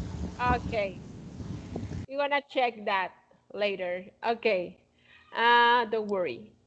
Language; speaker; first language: English; non-native, fluent; Spanish